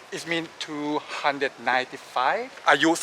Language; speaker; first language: English; non-native, learner; Thai